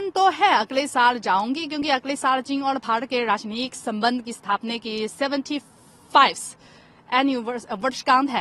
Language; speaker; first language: Hindi; non-native, fluent; Chinese